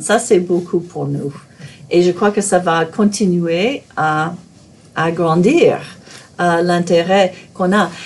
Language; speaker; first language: French; non-native, fluent; English